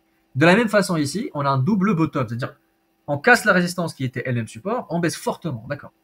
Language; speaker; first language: French; native; French